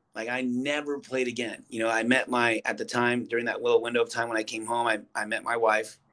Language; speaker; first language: English; native; English